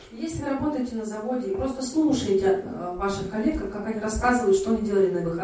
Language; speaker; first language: Russian; native; Russian